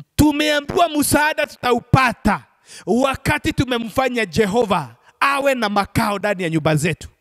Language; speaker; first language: Swahili; non-native, local second language; Kikuyu